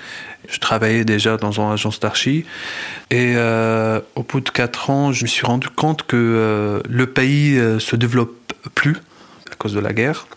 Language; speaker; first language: French; non-native, fluent; Arabic